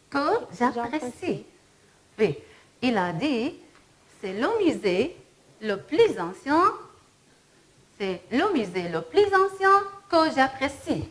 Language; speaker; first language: French; non-native, fluent; Arabic